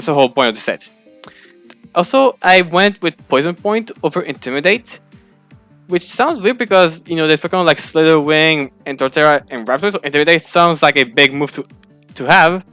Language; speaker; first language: English; non-native, fluent; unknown